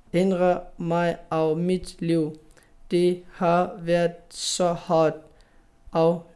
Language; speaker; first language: Danish; non-native, learner; Pashto